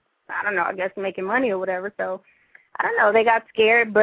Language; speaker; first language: English; native; English